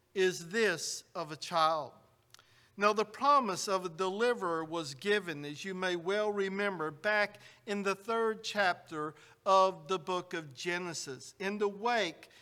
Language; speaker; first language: English; native; English